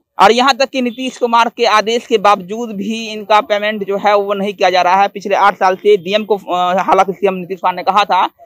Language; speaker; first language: Hindi; native; Hindi